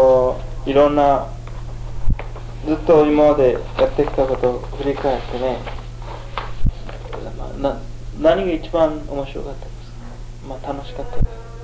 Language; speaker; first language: Japanese; early bilingual, heritage; Japanese